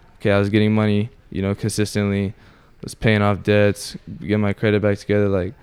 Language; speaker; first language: English; native; English